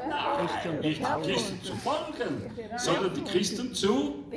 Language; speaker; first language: German; non-native, local second language; French